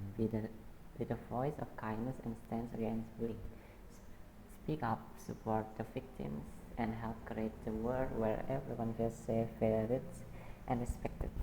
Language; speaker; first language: English; non-native, learner; Indonesian